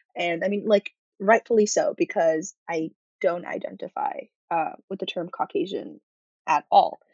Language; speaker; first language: English; early bilingual, other home language; Arabic